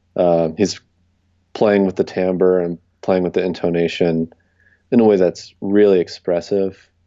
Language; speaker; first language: English; native; English